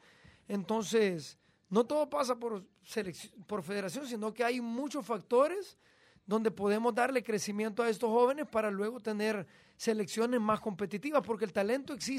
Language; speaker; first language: Spanish; native; Spanish